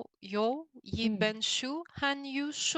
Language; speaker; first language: Chinese; non-native, learner; Portuguese